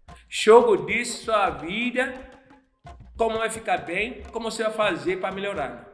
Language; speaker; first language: Portuguese; non-native, learner; Yoruba